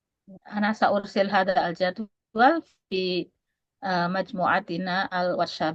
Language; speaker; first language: Arabic; non-native, fluent; Indonesian